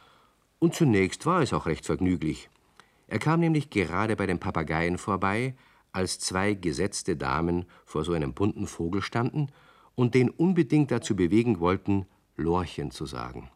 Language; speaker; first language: German; native; German